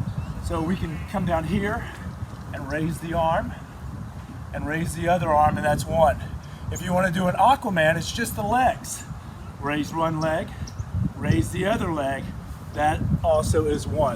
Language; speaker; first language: English; native; English